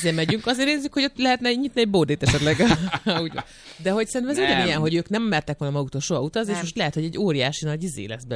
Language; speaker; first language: Hungarian; native; Hungarian